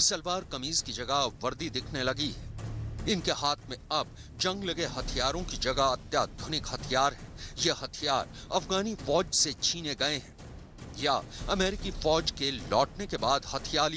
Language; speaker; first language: Hindi; native; Hindi